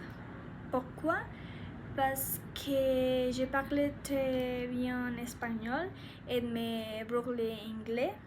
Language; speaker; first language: French; non-native, learner; Spanish